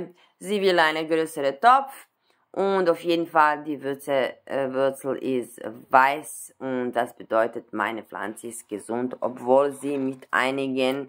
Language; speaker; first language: German; non-native, fluent; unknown